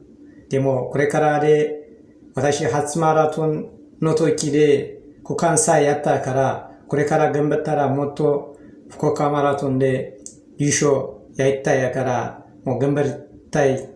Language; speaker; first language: Japanese; non-native, learner; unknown